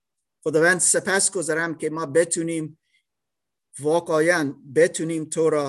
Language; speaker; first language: Persian; non-native, learner; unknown